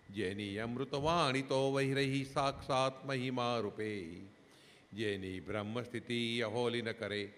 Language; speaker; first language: Hindi; non-native, local second language; Gujarati